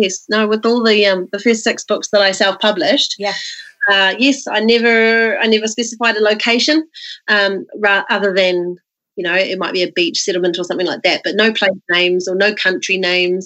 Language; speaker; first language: English; native; English